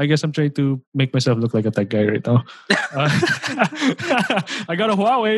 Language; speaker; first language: English; non-native, local second language; Filipino